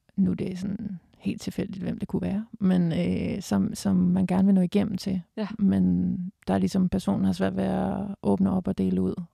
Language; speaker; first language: Danish; native; Danish